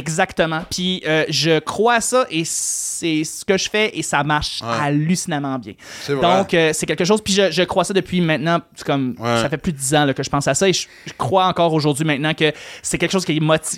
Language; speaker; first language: French; native; French